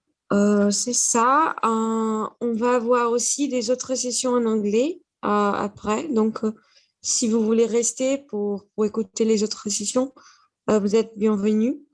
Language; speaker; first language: French; non-native, fluent; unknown